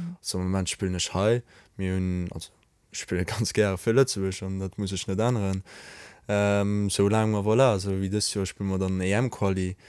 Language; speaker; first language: Luxembourgish; early bilingual, other home language; Polish